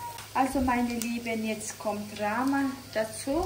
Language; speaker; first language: German; non-native, learner; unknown